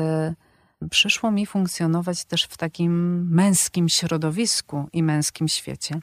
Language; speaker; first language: Polish; native; Polish